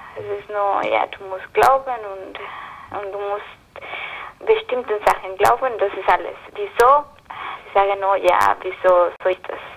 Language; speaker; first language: German; non-native, learner; Spanish